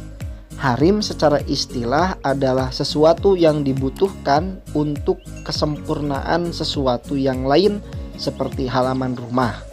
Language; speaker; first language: Indonesian; native; Indonesian